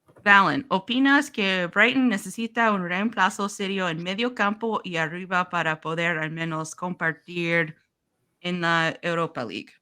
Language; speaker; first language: Spanish; non-native, learner; English